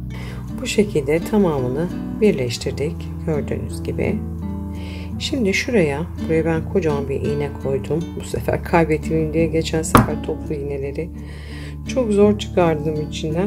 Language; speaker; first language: Turkish; native; Turkish